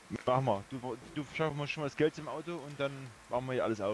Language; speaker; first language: German; native; German